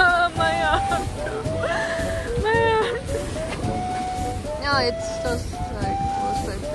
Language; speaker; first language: English; non-native, learner; Korean